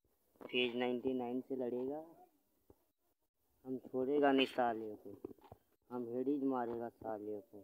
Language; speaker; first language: Hindi; non-native, local second language; Gujarati